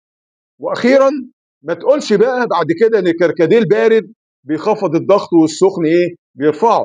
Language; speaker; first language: Arabic; native; Arabic